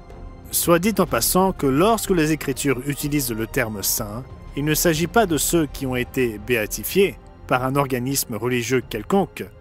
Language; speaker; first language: French; native; French